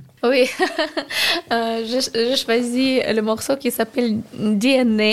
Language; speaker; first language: French; non-native, learner; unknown